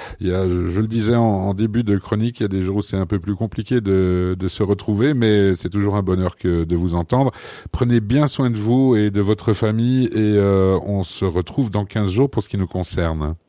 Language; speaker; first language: French; native; French